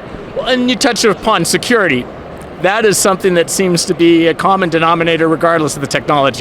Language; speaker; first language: English; native; English